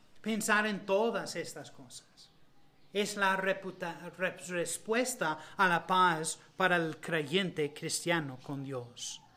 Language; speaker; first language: Spanish; non-native, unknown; English